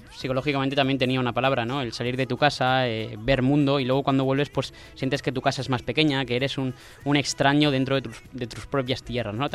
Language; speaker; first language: Spanish; native; Spanish